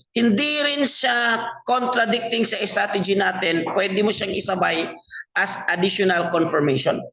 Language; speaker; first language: Filipino; non-native, local second language; Cebuano